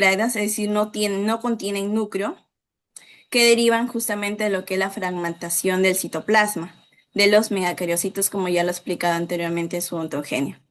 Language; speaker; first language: Spanish; native; Spanish